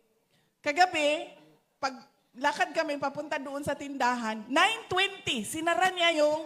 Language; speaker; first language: Filipino; non-native, local second language; Cebuano